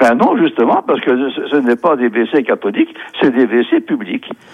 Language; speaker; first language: French; native; French